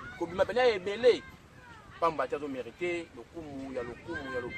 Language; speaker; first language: Lingala; non-native, local second language; Kongo